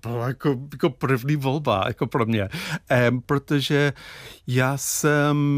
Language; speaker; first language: Czech; non-native, fluent; English